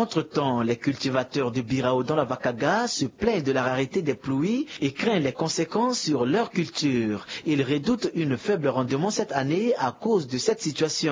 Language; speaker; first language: French; non-native, local second language; Sango